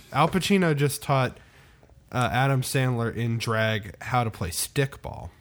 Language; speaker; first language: English; native; English